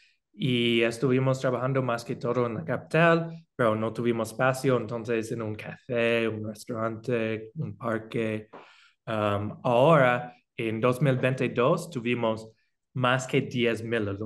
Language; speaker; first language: Spanish; non-native, fluent; English